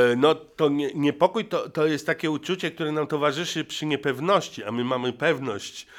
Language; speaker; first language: Polish; native; Polish